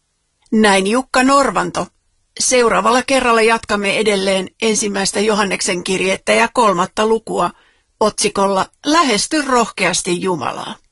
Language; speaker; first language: Finnish; native; Finnish